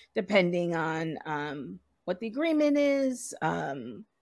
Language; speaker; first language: English; native; English